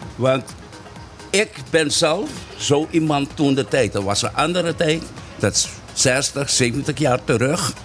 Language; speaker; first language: Dutch; non-native, fluent; Papiamento